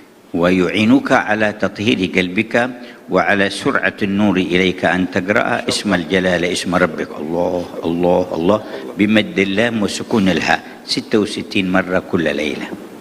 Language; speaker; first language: Arabic; native; Arabic